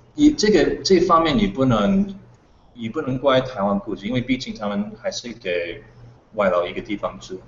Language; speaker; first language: Chinese; non-native, fluent; English